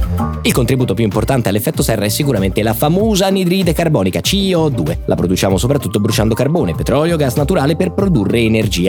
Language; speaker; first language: Italian; native; Italian